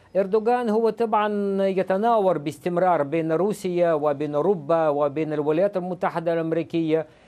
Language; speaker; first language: Arabic; non-native, fluent; Russian